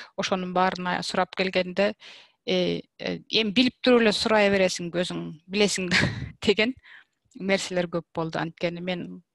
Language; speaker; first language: Kyrgyz; native; Kyrgyz